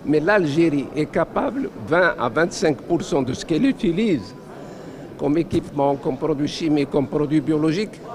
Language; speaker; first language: French; non-native, local second language; Arabic